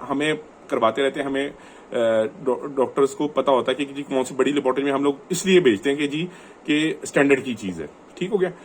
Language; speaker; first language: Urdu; non-native, local second language; Punjabi